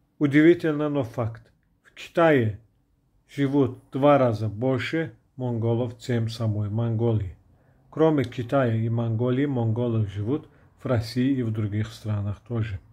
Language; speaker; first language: Russian; non-native, fluent; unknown